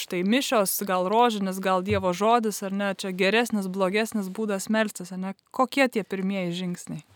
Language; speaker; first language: Lithuanian; native; Lithuanian